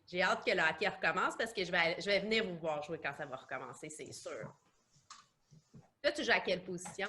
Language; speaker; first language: French; native; French